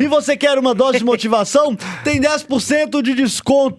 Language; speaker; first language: Portuguese; native; Portuguese